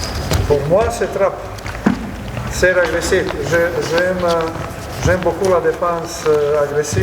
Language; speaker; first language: French; non-native, learner; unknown